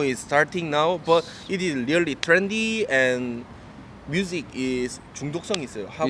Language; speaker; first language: English; non-native, learner; Korean